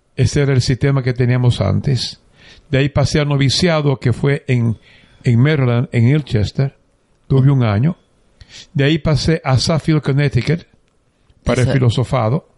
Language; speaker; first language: Spanish; native; Spanish